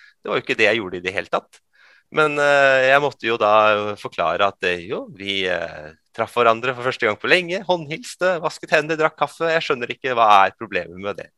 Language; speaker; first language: Norwegian; early bilingual, other home language; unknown